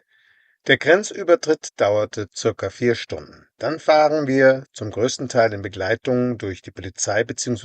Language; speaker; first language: German; native; German